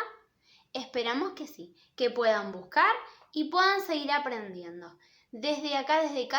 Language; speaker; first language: Spanish; native; Spanish